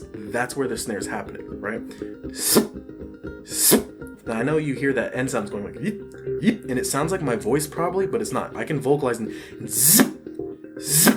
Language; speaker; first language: English; native; English